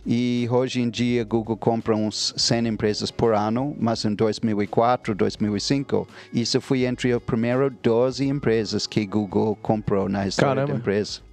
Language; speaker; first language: Portuguese; non-native, fluent; English